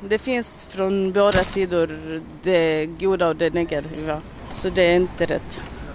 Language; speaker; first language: Swedish; early bilingual, other home language; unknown